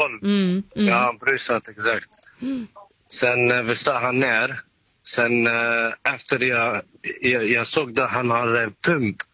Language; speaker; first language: Swedish; non-native, learner; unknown